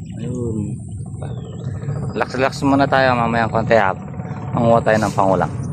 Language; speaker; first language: Filipino; non-native, local second language; Pampanga